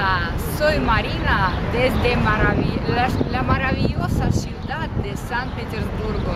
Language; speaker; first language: Spanish; non-native, fluent; Russian